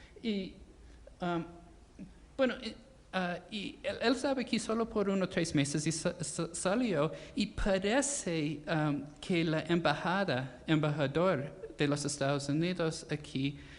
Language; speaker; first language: Spanish; non-native, fluent; English